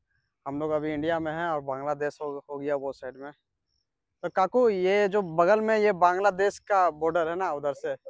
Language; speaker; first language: Hindi; native; Hindi